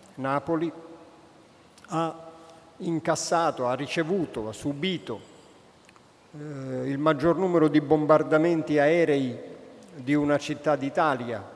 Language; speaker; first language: Italian; native; Italian